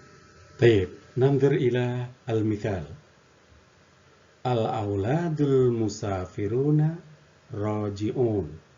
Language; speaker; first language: Arabic; non-native, fluent; Indonesian